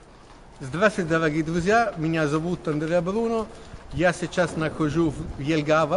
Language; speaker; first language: Russian; non-native, learner; Italian